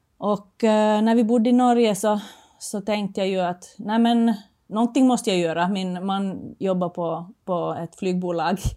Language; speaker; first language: Swedish; native; Swedish